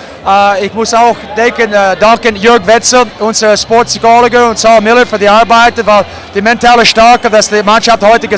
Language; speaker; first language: German; non-native, fluent; English